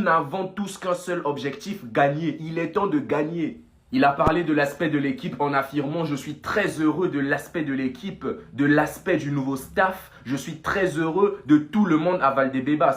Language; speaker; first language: French; native; French